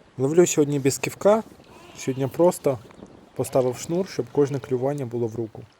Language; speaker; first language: Ukrainian; native; Ukrainian